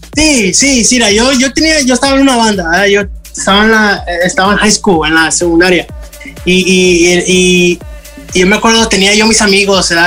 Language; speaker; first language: Spanish; early bilingual, heritage; Spanish